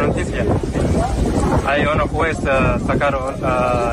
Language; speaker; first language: Spanish; non-native, learner; Arabic